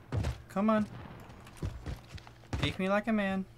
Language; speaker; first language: English; native; English